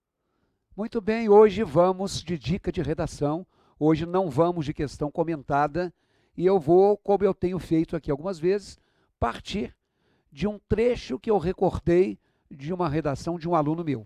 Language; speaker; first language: Portuguese; native; Portuguese